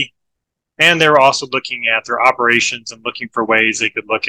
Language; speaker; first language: English; native; English